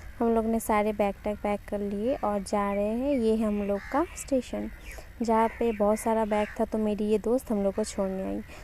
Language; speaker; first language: Hindi; non-native, local second language; Bangla